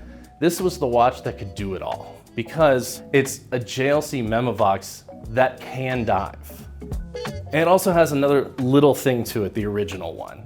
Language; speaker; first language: English; native; English